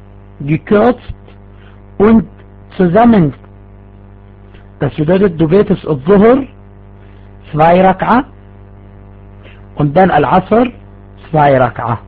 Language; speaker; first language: German; non-native, fluent; Arabic